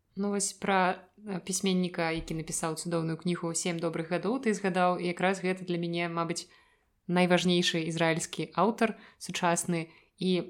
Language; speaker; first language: Belarusian; native; Belarusian